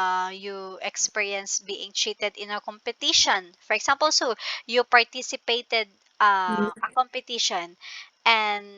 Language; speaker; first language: English; non-native, local second language; Filipino